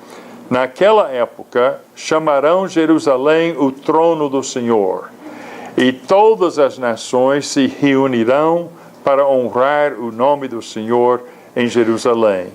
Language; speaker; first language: Portuguese; non-native, fluent; English